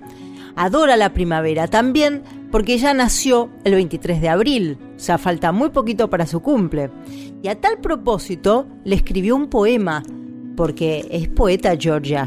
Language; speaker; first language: Spanish; native; Spanish